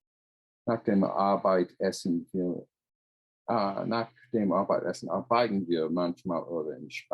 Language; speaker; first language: German; non-native, fluent; English